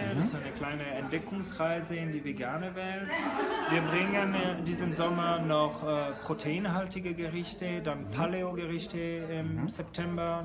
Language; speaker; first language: German; non-native, fluent; French